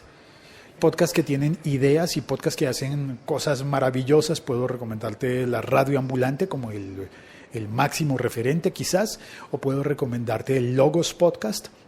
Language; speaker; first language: Spanish; native; Spanish